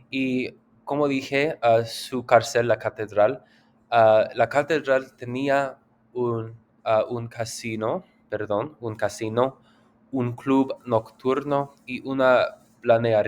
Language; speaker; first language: Spanish; non-native, learner; English